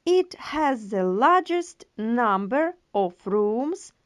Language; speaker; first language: English; non-native, fluent; Ukrainian